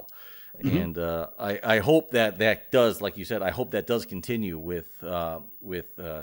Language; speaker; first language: English; native; English